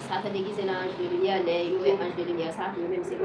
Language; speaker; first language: French; non-native, local second language; Haitian Creole